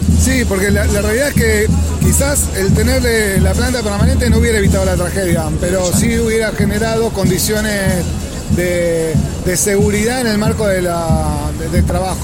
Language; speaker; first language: Spanish; native; Spanish